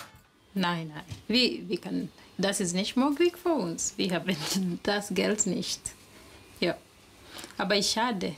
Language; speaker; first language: German; non-native, learner; Swahili